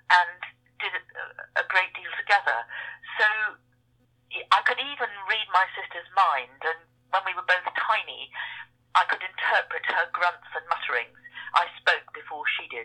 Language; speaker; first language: English; native; English